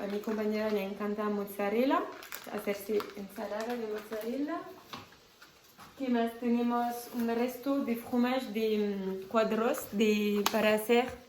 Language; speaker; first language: Spanish; non-native, fluent; French